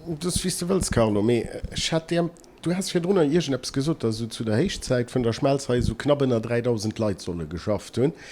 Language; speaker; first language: Luxembourgish; native; Luxembourgish